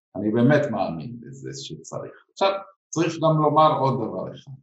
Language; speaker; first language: Hebrew; non-native, fluent; Spanish